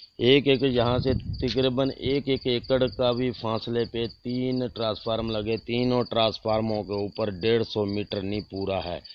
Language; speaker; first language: Urdu; non-native, local second language; Punjabi